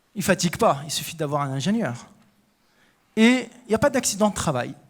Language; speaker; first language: French; non-native, local second language; Arabic